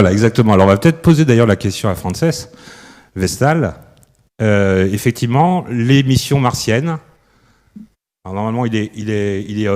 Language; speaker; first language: French; native; French